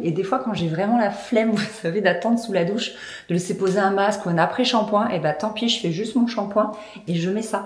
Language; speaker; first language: French; native; French